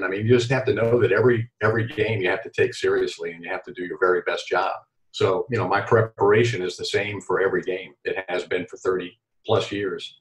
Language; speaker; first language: English; native; English